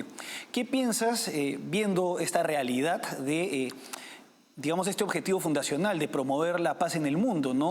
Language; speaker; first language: Spanish; native; Spanish